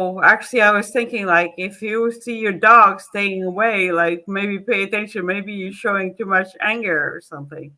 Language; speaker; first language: English; non-native, fluent; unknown